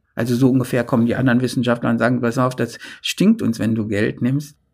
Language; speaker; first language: German; native; German